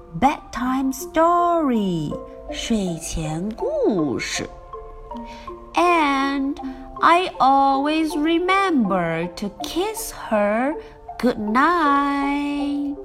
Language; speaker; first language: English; non-native, fluent; Chinese